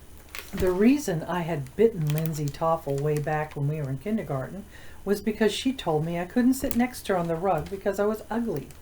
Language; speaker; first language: English; native; English